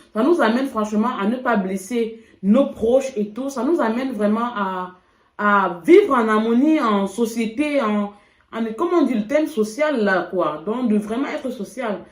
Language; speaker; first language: French; native; French